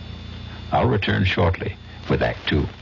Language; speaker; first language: English; native; English